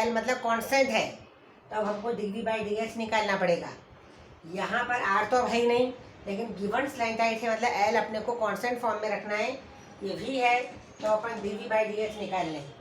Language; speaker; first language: Hindi; native; Hindi